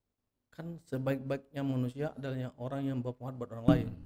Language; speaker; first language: Indonesian; native; Indonesian